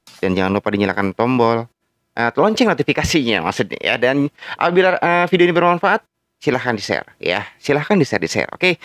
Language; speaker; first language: Indonesian; native; Indonesian